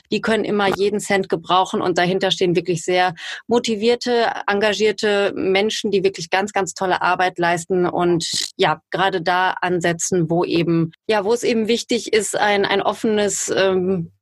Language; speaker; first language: German; native; German